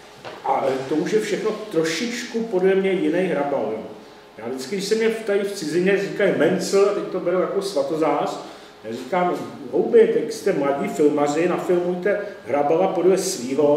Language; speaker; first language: Czech; native; Czech